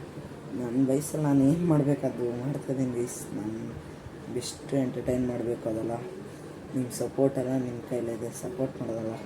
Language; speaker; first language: Kannada; native; Kannada